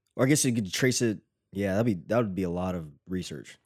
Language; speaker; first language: English; early bilingual, other home language; Filipino